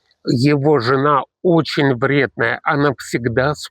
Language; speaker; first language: Russian; non-native, local second language; Uzbek